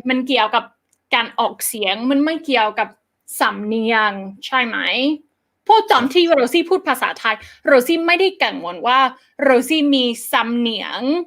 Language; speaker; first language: Thai; non-native, fluent; English